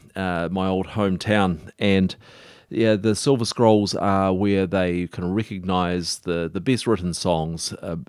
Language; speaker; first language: English; native; English